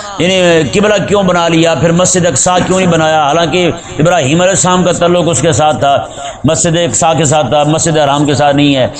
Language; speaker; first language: Urdu; non-native, local second language; Punjabi